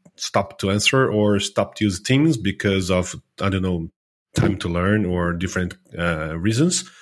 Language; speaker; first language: English; non-native, fluent; Portuguese